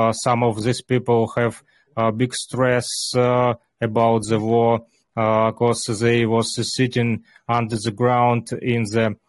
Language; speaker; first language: English; non-native, learner; Ukrainian